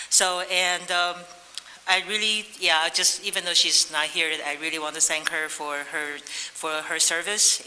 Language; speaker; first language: English; non-native, fluent; Chinese